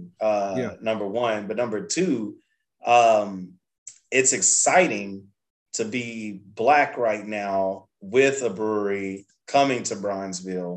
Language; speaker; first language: English; native; English